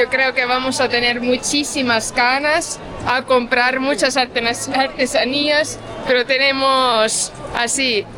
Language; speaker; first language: Spanish; non-native, fluent; Estonian